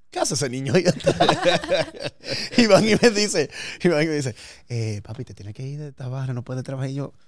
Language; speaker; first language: Spanish; early bilingual, heritage; Spanish